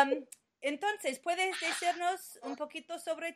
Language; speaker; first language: Spanish; non-native, fluent; English